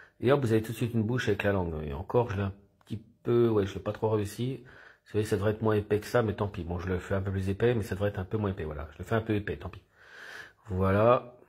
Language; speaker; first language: French; native; French